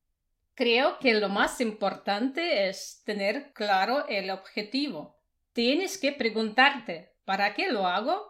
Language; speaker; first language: Spanish; non-native, fluent; Russian